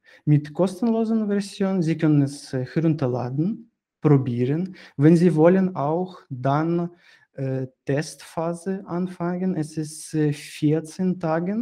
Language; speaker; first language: German; non-native, fluent; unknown